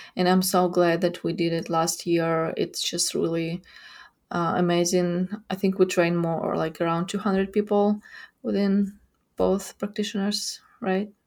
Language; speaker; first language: English; non-native, fluent; Ukrainian